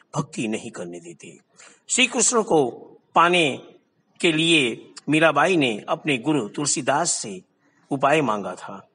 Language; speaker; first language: Hindi; non-native, local second language; Gujarati